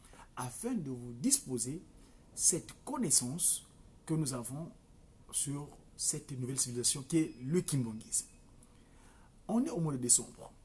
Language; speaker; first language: French; non-native, local second language; Kongo